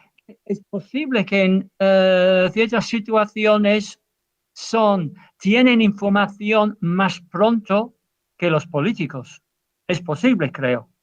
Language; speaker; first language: Spanish; non-native, fluent; English